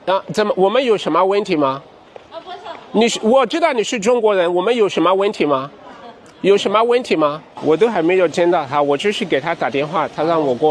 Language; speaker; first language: Chinese; non-native, fluent; English